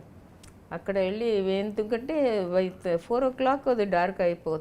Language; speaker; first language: Telugu; non-native, fluent; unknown